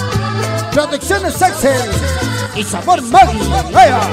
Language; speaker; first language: Spanish; native; Spanish